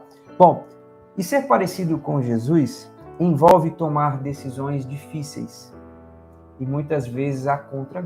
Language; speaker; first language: Portuguese; native; Portuguese